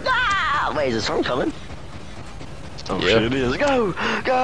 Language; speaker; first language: English; native; English